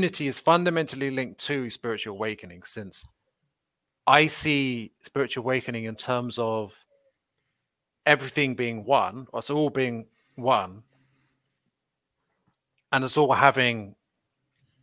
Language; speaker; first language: English; native; English